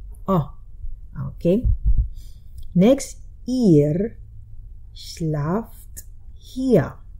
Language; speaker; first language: German; non-native, fluent; Filipino